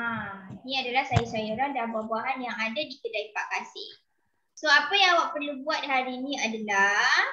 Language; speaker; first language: Malay; native; Malay